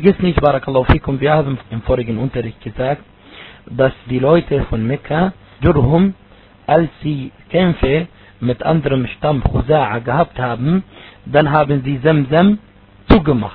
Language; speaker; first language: German; non-native, fluent; Arabic